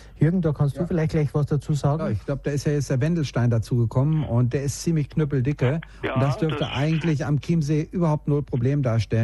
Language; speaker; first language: German; native; German